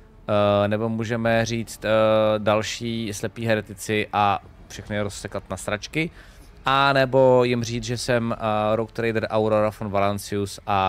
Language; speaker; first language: Czech; native; Czech